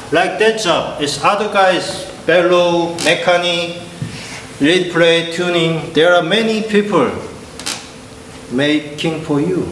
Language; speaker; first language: English; non-native, learner; Korean